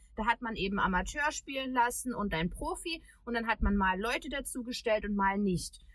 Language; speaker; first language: German; early bilingual, other home language; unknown